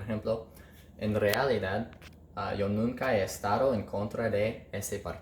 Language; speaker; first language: Spanish; non-native, learner; English